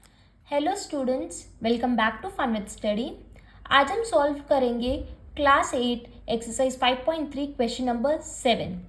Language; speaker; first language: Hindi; native; Hindi